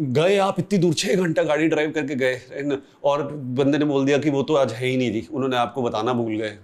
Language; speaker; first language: Hindi; native; Hindi